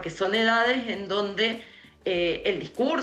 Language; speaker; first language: Spanish; native; Spanish